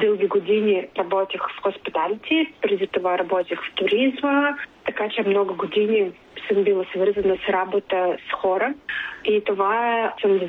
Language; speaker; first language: Bulgarian; non-native, learner; Russian